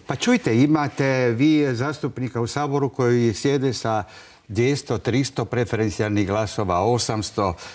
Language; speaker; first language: Croatian; non-native, local second language; Italian